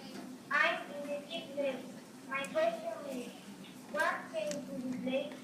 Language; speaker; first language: English; non-native, learner; Spanish